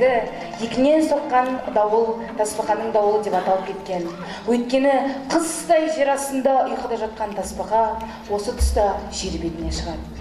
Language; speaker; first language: Kazakh; native; Kazakh